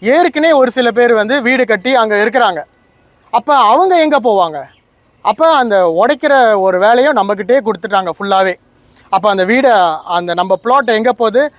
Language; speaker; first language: Tamil; early bilingual, heritage; Tamil